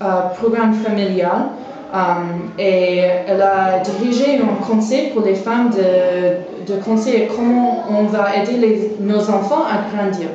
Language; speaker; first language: French; non-native, fluent; English